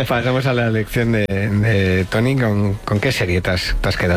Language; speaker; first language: Spanish; native; Spanish